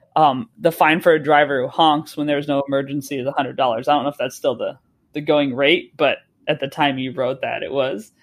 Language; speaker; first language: English; native; English